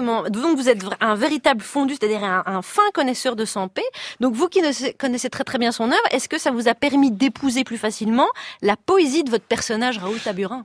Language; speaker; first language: French; native; French